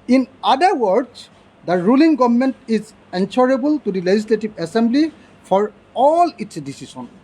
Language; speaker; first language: English; non-native, local second language; Assamese